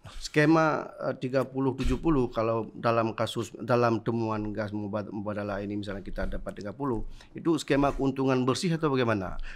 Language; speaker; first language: Indonesian; native; Indonesian